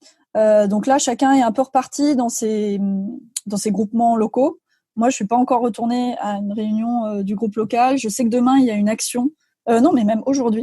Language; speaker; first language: French; native; French